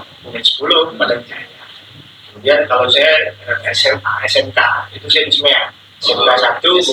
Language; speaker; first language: Indonesian; native; Indonesian